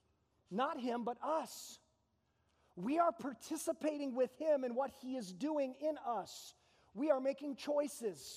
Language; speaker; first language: English; native; English